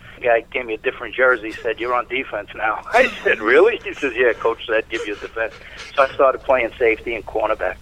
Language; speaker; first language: English; native; English